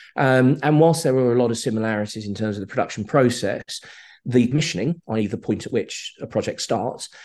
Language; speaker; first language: English; native; English